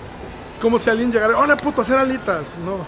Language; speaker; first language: Spanish; native; Spanish